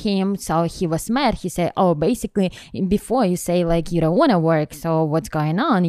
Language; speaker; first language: English; non-native, learner; Ukrainian